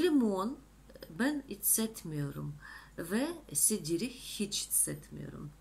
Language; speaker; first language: Turkish; non-native, fluent; Russian